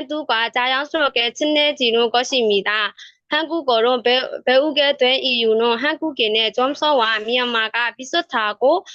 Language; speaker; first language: Korean; non-native, learner; Burmese